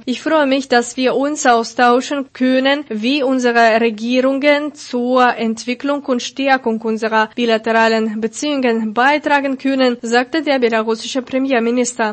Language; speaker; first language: German; non-native, fluent; Russian